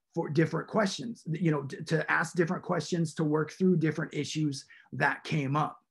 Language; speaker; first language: English; native; English